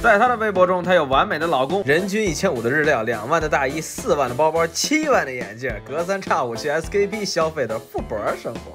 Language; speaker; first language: Chinese; native; Chinese